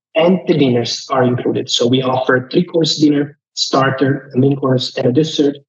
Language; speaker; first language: English; non-native, fluent; Italian